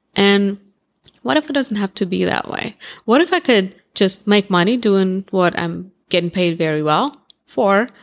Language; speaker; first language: English; non-native, fluent; Russian